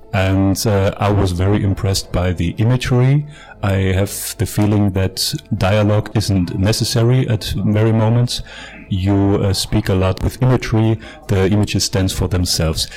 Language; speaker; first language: English; non-native, fluent; German